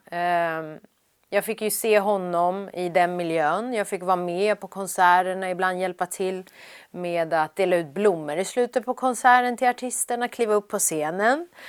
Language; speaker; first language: Swedish; early bilingual, other home language; Persian